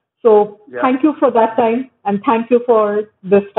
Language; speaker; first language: English; non-native, local second language; Hindi